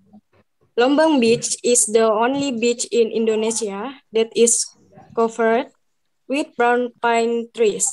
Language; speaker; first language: English; non-native, learner; Indonesian